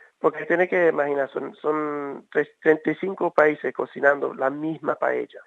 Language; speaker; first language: Spanish; early bilingual, heritage; Spanish